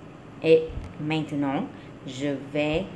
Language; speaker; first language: French; non-native, learner; Vietnamese